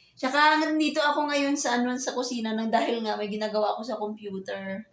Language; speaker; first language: Filipino; native; Filipino